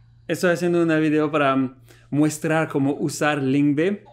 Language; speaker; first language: Spanish; non-native, fluent; French